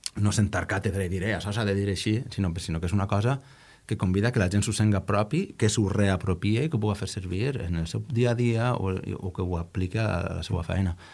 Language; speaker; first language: Catalan; native; Catalan